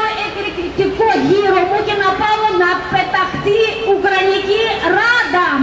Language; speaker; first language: Greek; non-native, fluent; Russian